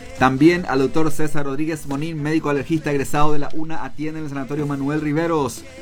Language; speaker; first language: Spanish; non-native, local second language; Guarani